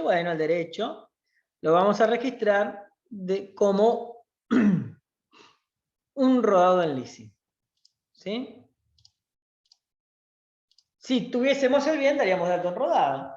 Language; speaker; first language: Spanish; native; Spanish